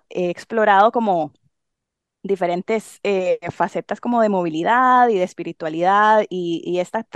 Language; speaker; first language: Spanish; native; Spanish